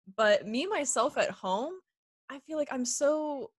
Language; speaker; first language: English; native; English